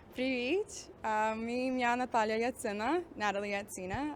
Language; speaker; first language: Ukrainian; early bilingual, heritage; Ukrainian